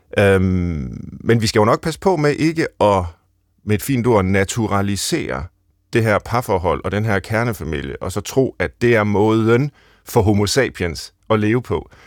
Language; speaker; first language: Danish; native; Danish